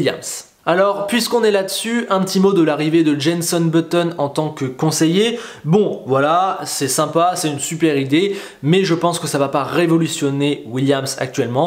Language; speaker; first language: French; native; French